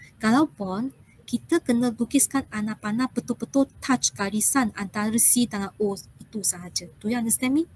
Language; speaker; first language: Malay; non-native, local second language; Chinese